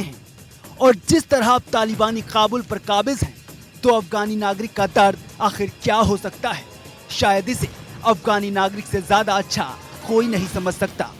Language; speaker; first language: Hindi; native; Hindi